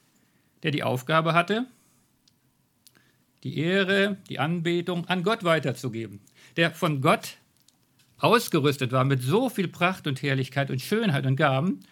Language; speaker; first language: German; native; German